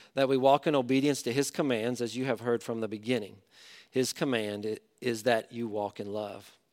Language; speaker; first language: English; native; English